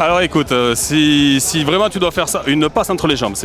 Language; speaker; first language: French; native; French